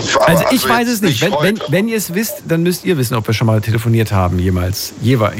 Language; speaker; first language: German; native; German